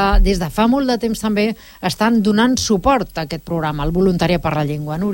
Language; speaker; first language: Catalan; native; Catalan